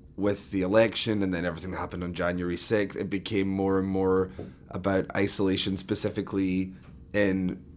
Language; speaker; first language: English; native; English